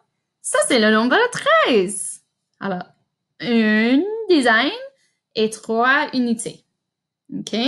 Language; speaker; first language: French; non-native, fluent; English